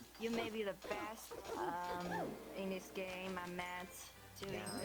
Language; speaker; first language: English; non-native, learner; Chinese